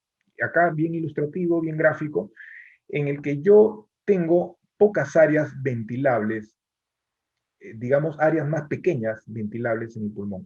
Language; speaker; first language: Spanish; native; Spanish